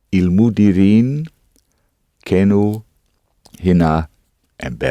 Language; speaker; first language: Arabic; non-native, learner; English